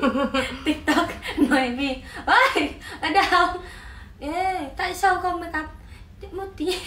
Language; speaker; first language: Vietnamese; non-native, learner; Indonesian